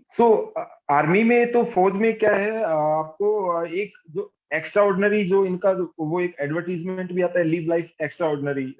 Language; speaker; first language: Hindi; native; Hindi